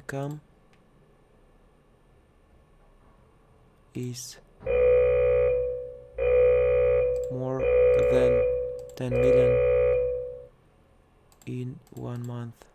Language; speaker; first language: English; non-native, learner; Russian